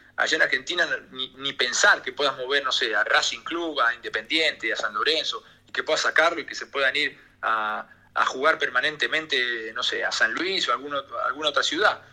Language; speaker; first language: Spanish; native; Spanish